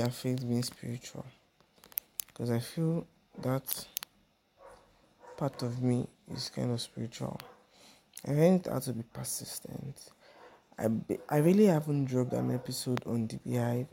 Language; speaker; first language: English; non-native, local second language; Yoruba